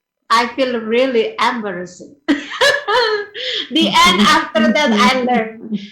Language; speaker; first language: English; non-native, learner; Indonesian